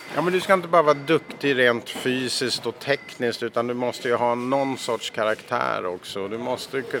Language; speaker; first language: Swedish; non-native, fluent; English